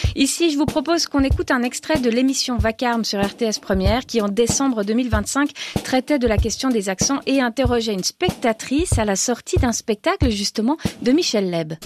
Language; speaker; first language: French; native; French